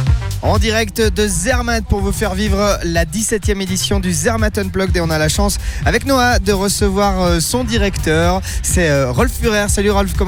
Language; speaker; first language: French; native; French